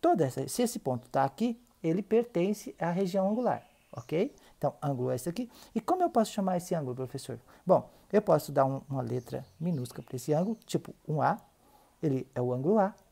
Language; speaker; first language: Portuguese; native; Portuguese